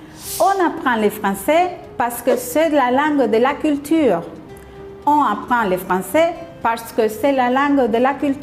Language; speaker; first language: French; non-native, fluent; Spanish